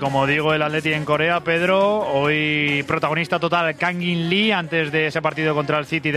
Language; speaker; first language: Spanish; native; Spanish